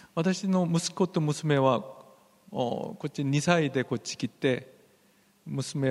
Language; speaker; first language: Japanese; non-native, fluent; Korean